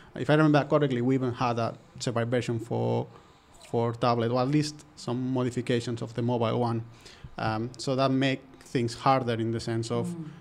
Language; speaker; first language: English; non-native, fluent; Spanish